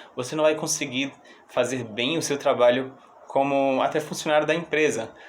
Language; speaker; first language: Portuguese; non-native, fluent; English